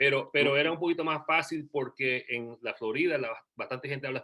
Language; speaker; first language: Spanish; early bilingual, heritage; Spanish